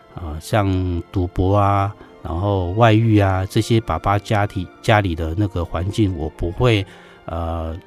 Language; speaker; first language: Chinese; native; Chinese